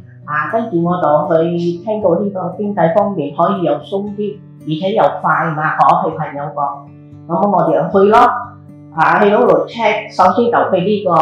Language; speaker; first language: Cantonese; native; Cantonese